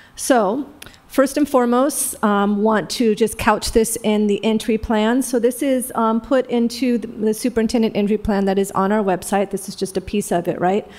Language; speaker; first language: English; native; English